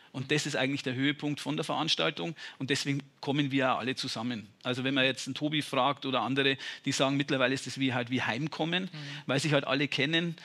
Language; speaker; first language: German; native; German